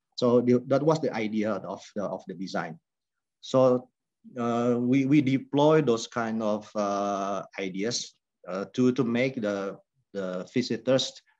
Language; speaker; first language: English; non-native, fluent; Indonesian